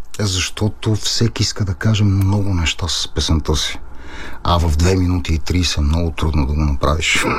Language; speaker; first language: Bulgarian; non-native, fluent; Italian